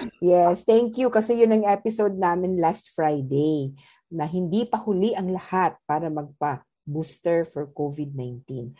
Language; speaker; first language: Filipino; non-native, local second language; Cebuano